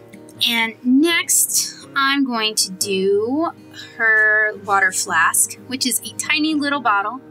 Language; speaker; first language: English; native; English